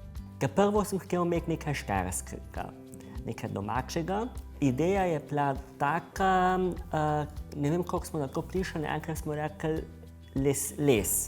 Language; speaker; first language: Slovenian; early bilingual, heritage; German